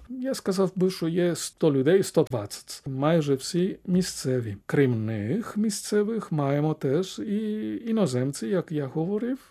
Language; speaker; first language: Ukrainian; non-native, fluent; Spanish